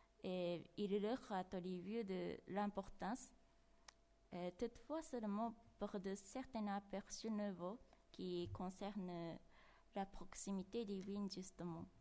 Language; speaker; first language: French; non-native, fluent; Japanese